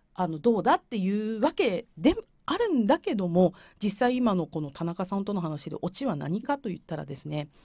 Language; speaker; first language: Japanese; native; Japanese